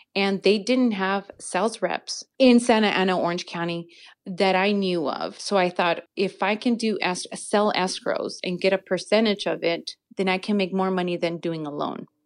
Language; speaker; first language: English; native; English